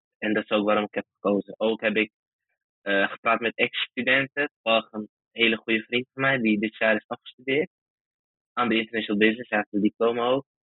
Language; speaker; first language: Dutch; early bilingual, other home language; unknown